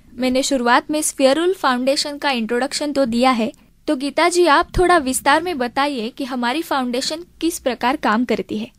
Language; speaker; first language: Hindi; non-native, local second language; Marathi